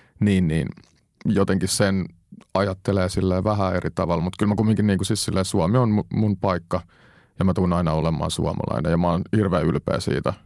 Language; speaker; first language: Finnish; native; Finnish